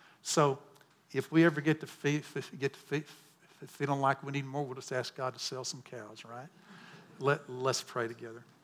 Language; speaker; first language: English; native; English